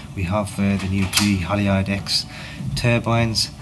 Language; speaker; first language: English; native; English